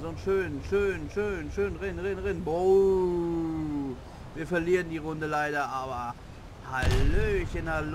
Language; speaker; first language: German; native; German